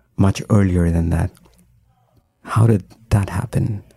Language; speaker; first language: English; non-native, local second language; Hindi